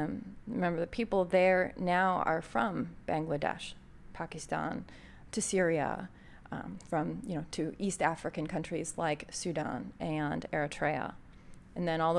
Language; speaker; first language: English; native; English